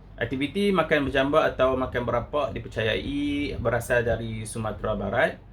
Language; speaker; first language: Malay; native; Malay